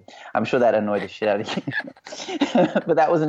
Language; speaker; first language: English; native; English